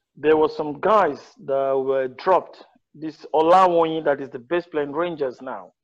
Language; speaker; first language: English; non-native, local second language; Yoruba